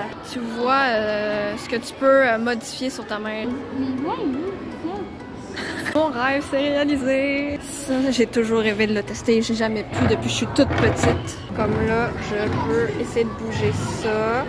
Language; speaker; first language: French; native; French